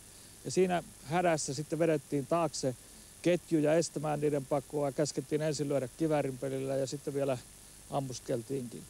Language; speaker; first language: Finnish; native; Finnish